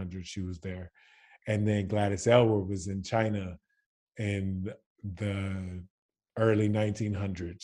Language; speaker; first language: English; native; English